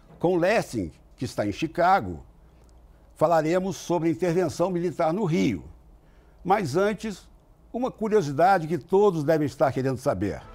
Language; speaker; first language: Portuguese; native; Portuguese